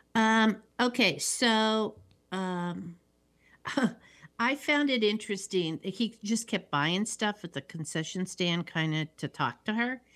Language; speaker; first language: English; native; English